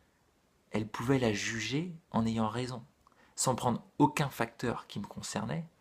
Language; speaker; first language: French; native; French